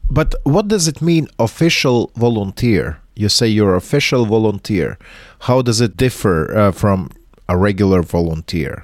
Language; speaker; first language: English; non-native, fluent; Latvian